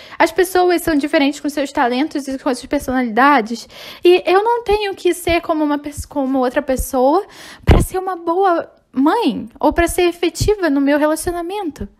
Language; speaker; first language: Portuguese; non-native, fluent; English